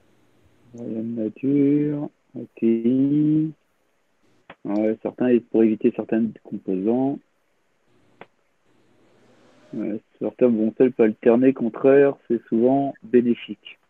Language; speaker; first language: French; native; French